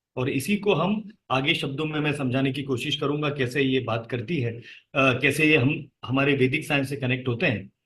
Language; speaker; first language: Hindi; native; Hindi